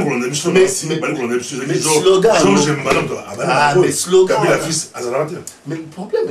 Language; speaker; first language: French; non-native, local second language; Lingala